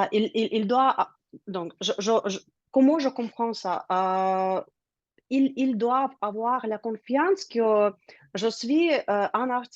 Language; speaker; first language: French; non-native, learner; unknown